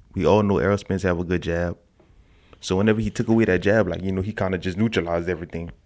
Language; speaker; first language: English; native; English